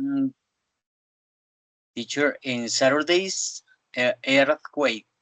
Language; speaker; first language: English; non-native, learner; Spanish